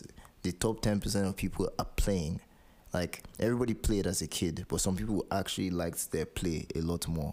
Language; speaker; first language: English; non-native, local second language; Yoruba